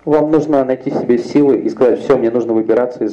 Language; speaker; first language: Russian; native; Russian